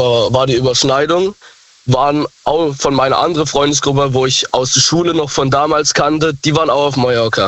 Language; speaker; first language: German; native; German